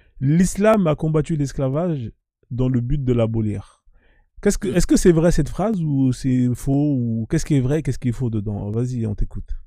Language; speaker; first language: French; native; French